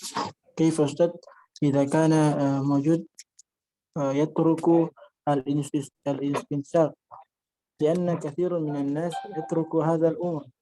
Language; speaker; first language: Arabic; non-native, learner; Indonesian